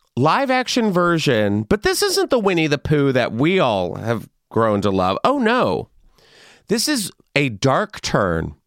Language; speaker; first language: English; native; English